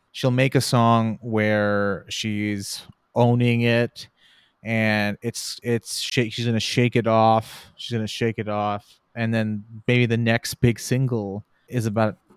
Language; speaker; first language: English; native; English